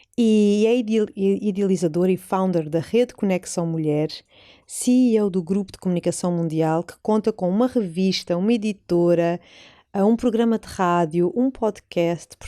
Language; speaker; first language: Portuguese; native; Portuguese